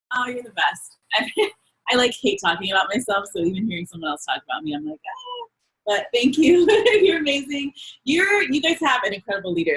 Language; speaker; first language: English; native; English